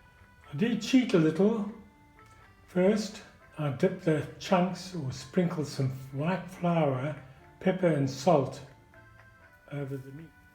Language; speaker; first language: English; native; English